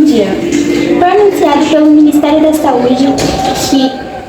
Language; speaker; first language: Portuguese; native; Portuguese